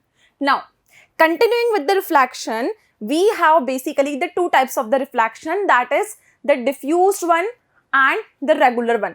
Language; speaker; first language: English; non-native, local second language; Hindi